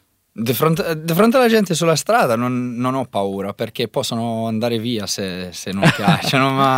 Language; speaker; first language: Italian; non-native, learner; English